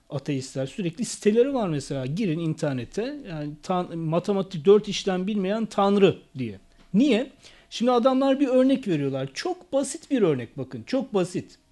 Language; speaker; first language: Turkish; native; Turkish